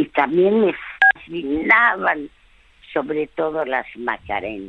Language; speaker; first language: Spanish; early bilingual, other home language; French